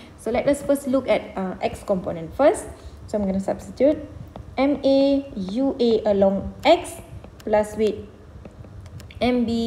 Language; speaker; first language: English; non-native, local second language; Malay